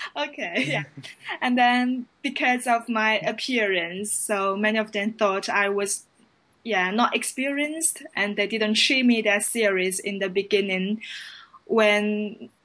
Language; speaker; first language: English; non-native, fluent; Chinese